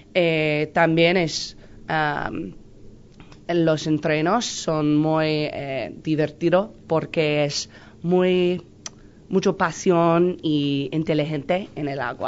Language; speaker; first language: Spanish; non-native, learner; English